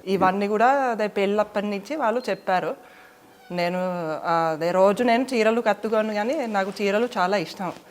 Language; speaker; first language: Telugu; non-native, fluent; Finnish